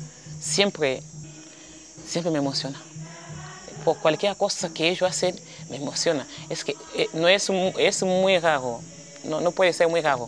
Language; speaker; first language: Spanish; non-native, fluent; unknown